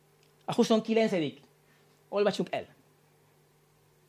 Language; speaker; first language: Hungarian; non-native, learner; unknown